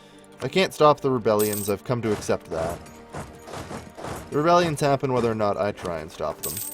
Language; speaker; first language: English; native; English